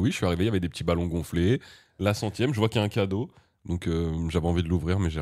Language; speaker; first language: French; native; French